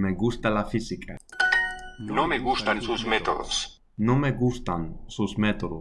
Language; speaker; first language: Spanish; non-native, learner; English